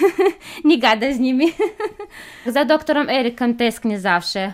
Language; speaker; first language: Polish; non-native, learner; Chechen